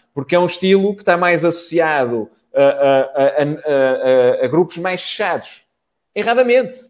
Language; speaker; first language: Portuguese; native; Portuguese